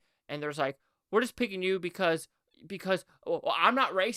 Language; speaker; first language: English; native; English